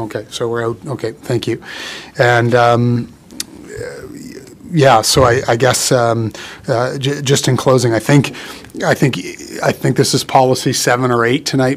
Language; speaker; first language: English; native; English